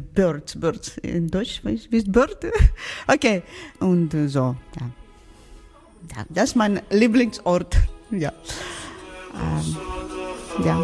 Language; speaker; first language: German; non-native, learner; Ukrainian